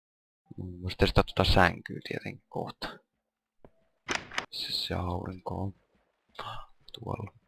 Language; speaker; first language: Finnish; native; Finnish